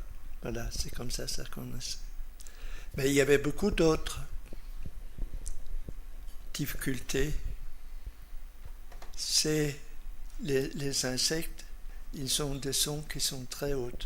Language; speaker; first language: French; non-native, fluent; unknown